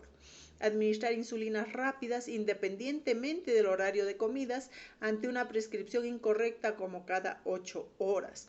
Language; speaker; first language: Spanish; native; Spanish